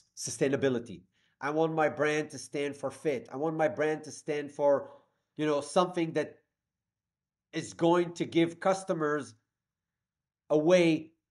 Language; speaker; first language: English; non-native, fluent; Hebrew